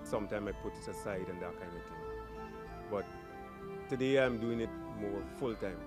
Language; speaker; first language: English; native; English